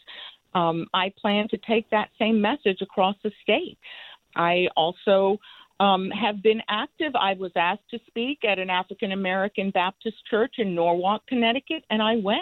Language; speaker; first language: English; non-native, fluent; Spanish